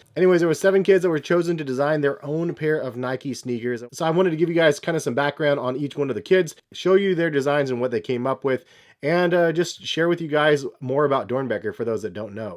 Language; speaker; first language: English; native; English